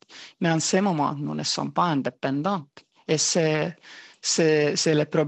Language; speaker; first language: French; non-native, fluent; Estonian